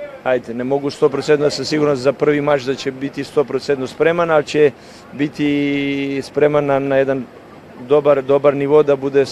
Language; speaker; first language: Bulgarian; non-native, learner; Serbian